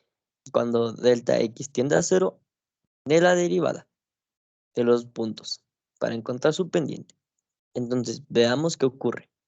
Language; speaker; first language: Spanish; native; Spanish